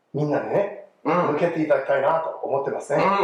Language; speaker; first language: Japanese; non-native, fluent; English